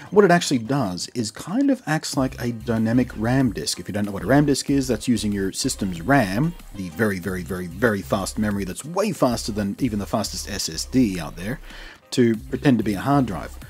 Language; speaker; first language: English; native; English